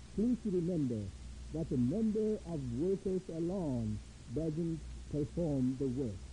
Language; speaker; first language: English; non-native, fluent; Korean